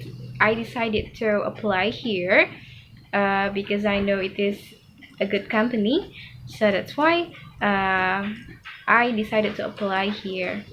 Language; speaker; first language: English; non-native, fluent; Indonesian